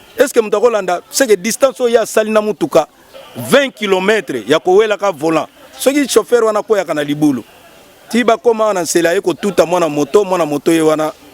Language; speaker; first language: Lingala; native; Lingala